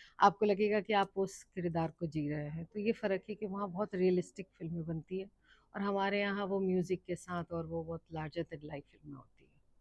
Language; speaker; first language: Hindi; native; Hindi